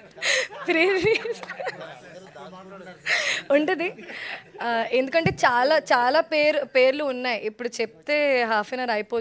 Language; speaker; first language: Telugu; non-native, learner; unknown